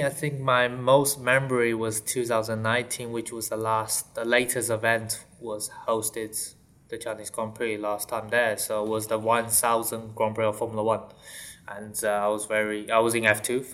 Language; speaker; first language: English; non-native, fluent; Chinese